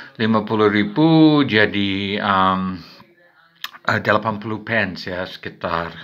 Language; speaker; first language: Indonesian; non-native, fluent; English